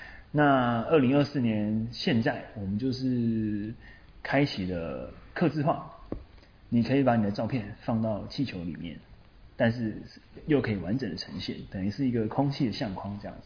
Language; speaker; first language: Chinese; native; Chinese